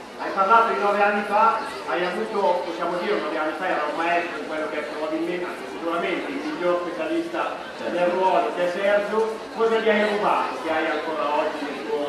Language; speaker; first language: Italian; native; Italian